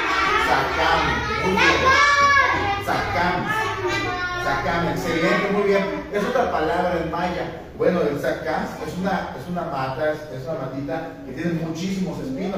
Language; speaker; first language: Spanish; native; Spanish